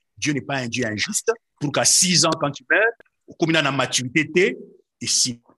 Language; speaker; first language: French; non-native, local second language; Lingala